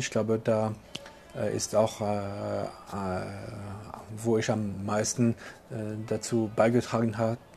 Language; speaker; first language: German; non-native, local second language; French